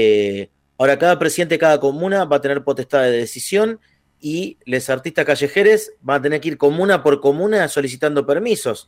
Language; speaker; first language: Spanish; native; Spanish